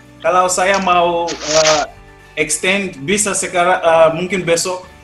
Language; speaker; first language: Indonesian; non-native, fluent; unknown